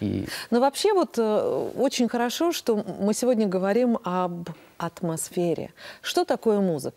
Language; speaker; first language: Russian; native; Russian